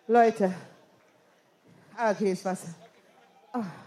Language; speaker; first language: German; non-native, fluent; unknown